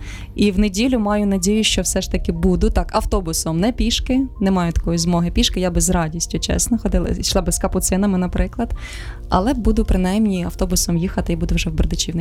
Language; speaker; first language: Ukrainian; native; Ukrainian